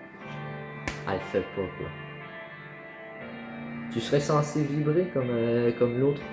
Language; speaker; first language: French; native; French